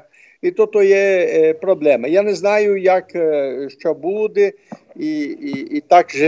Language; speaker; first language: Ukrainian; early bilingual, heritage; Ukrainian